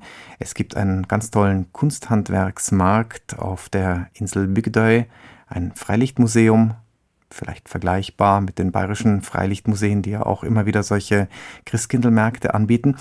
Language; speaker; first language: German; native; German